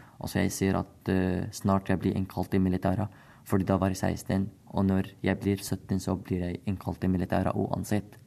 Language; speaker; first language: Norwegian; non-native, fluent; Arabic